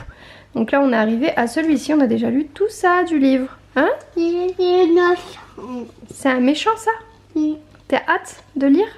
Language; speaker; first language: French; native; French